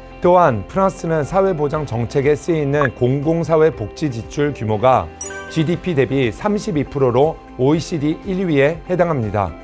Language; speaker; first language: Korean; early bilingual, heritage; Korean